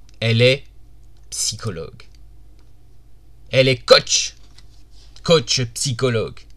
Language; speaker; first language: French; native; French